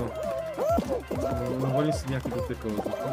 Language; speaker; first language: Italian; native; Italian